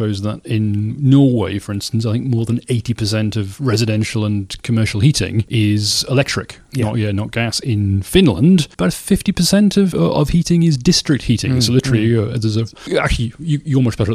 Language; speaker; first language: English; native; English